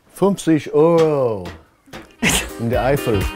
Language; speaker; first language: German; non-native, learner; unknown